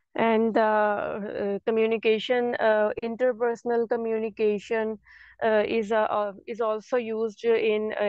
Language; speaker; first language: English; non-native, local second language; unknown